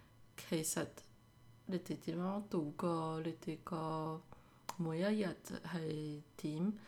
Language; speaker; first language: Cantonese; early bilingual, heritage; Cantonese